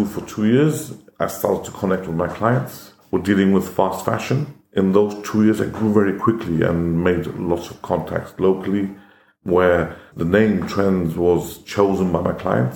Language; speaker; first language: English; non-native, fluent; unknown